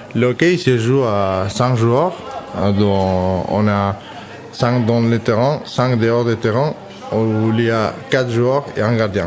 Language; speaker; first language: French; non-native, fluent; Spanish